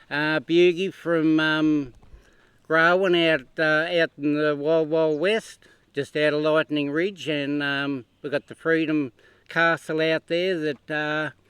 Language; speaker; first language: English; native; English